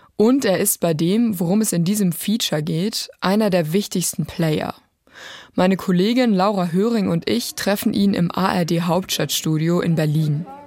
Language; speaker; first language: German; native; German